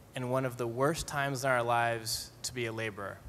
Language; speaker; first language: English; native; English